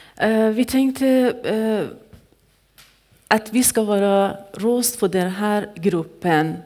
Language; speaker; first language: Swedish; non-native, fluent; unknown